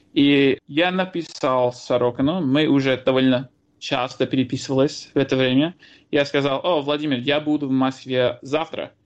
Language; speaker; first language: Russian; non-native, fluent; English